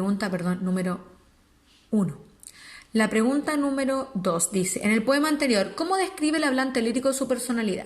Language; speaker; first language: Spanish; native; Spanish